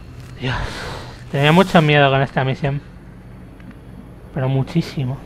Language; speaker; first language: Spanish; native; Spanish